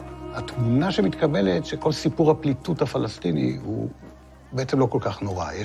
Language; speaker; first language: Hebrew; native; Hebrew